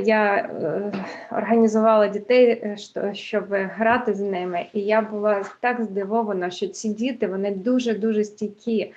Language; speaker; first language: Ukrainian; early bilingual, heritage; English